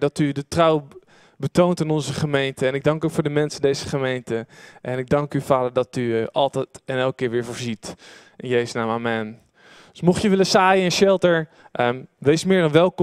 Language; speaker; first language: Dutch; native; Dutch